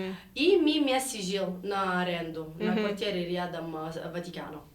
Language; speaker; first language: Russian; non-native, learner; Italian